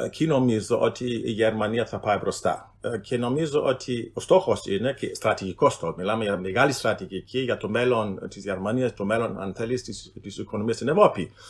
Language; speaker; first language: Greek; non-native, fluent; German